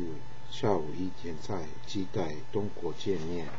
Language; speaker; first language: Chinese; non-native, learner; Japanese